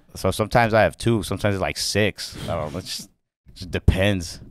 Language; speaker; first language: English; native; English